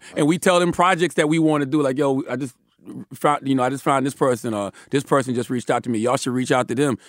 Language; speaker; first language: English; native; English